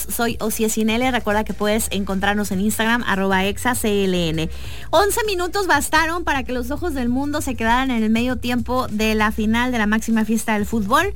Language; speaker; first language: Spanish; native; Spanish